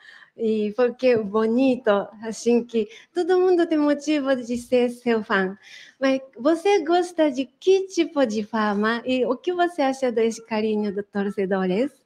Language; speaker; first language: Portuguese; non-native, learner; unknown